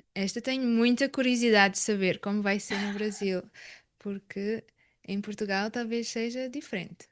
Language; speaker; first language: Portuguese; native; Portuguese